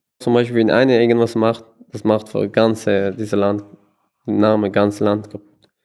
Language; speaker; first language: German; non-native, learner; Persian